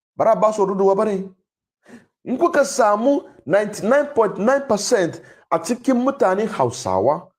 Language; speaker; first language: Hausa; non-native, local second language; Igbo